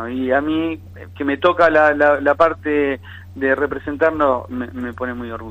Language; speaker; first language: Spanish; native; Spanish